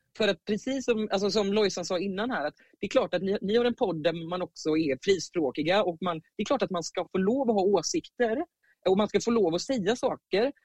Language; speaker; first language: Swedish; native; Swedish